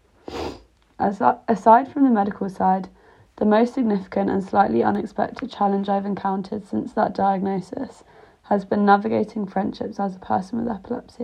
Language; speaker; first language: English; native; English